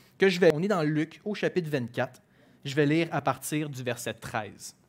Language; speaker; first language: French; native; French